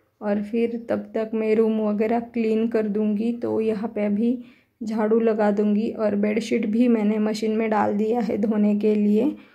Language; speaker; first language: Hindi; non-native, local second language; Marathi